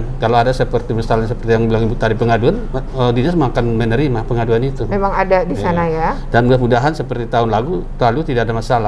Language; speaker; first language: Indonesian; native; Indonesian